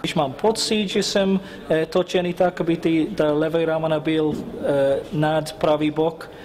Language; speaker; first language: Czech; non-native, learner; English